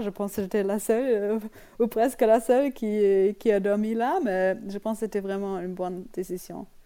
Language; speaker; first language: French; non-native, learner; German